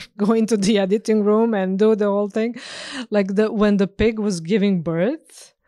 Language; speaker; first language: English; non-native, fluent; Serbian